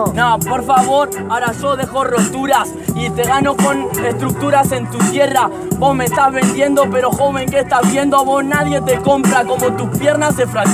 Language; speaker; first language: Spanish; native; Spanish